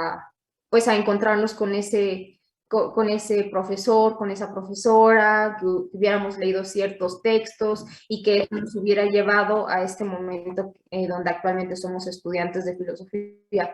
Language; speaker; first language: Spanish; native; Spanish